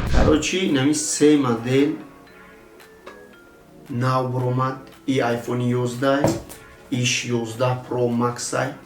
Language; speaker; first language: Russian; non-native, local second language; Tajik